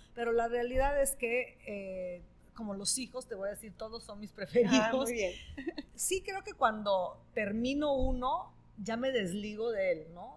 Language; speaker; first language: Spanish; non-native, fluent; Italian